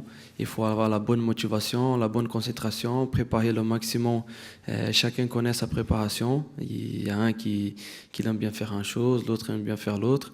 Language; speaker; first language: French; non-native, fluent; Portuguese